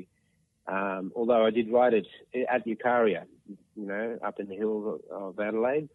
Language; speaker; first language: English; native; English